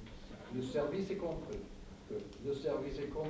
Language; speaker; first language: French; non-native, fluent; English